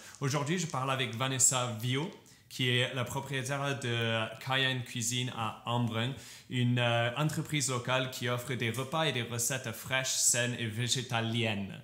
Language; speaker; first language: French; native; French